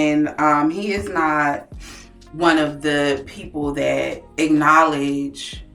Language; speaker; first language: English; native; English